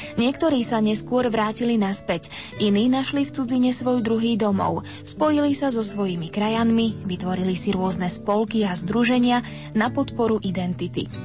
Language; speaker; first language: Slovak; native; Slovak